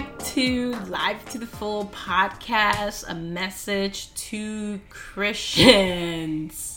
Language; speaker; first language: English; non-native, fluent; Spanish